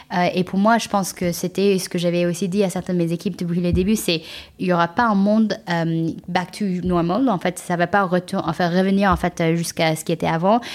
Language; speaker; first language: French; non-native, fluent; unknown